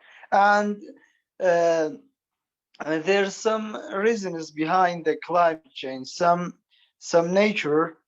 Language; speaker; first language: English; non-native, learner; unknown